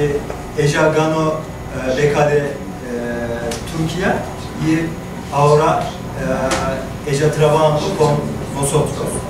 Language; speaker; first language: Spanish; non-native, learner; Turkish